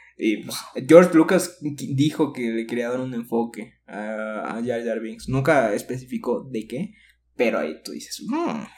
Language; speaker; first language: Spanish; native; Spanish